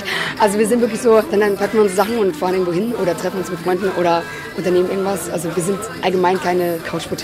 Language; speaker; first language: German; native; German